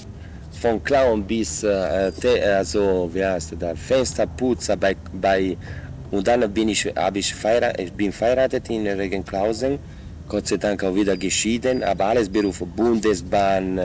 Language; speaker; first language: German; non-native, learner; Italian